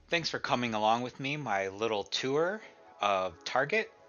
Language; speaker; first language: English; native; English